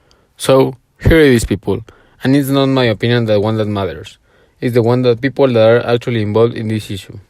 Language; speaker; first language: English; non-native, fluent; Spanish